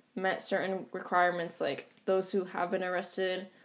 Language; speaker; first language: English; native; English